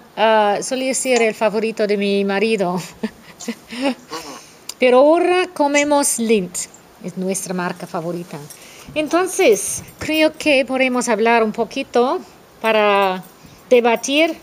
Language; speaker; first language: Spanish; non-native, fluent; English